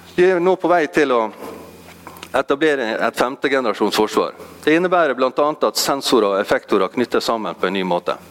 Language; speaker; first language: Norwegian; native; Norwegian